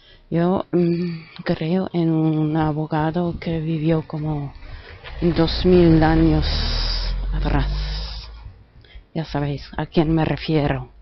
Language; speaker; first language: Spanish; non-native, fluent; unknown